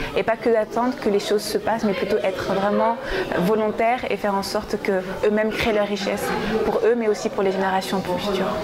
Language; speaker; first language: French; early bilingual, other home language; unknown